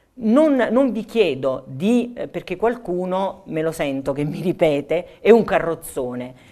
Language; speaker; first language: Italian; native; Italian